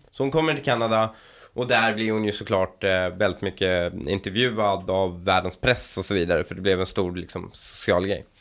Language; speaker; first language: Swedish; early bilingual, other home language; Persian